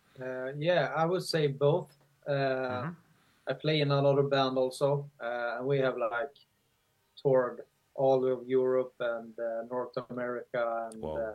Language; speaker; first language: English; non-native, fluent; Swedish